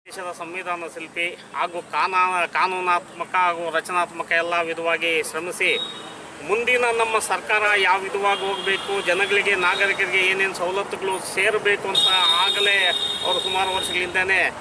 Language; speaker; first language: Kannada; native; Kannada